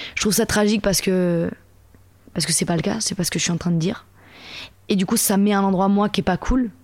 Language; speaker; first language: French; native; French